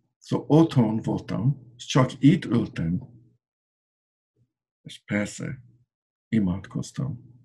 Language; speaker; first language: Hungarian; non-native, learner; English